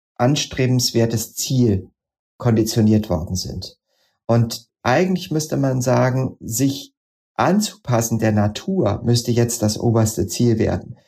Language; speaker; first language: German; native; German